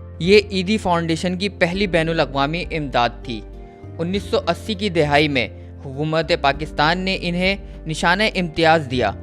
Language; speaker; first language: Urdu; native; Urdu